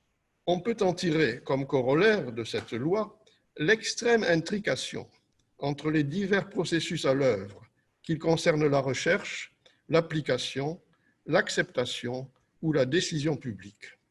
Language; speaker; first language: French; native; French